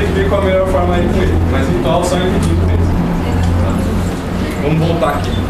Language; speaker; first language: Portuguese; native; Portuguese